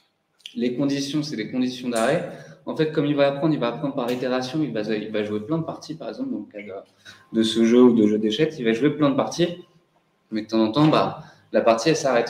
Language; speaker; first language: French; native; French